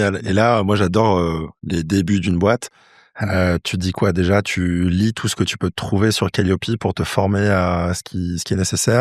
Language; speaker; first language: French; native; French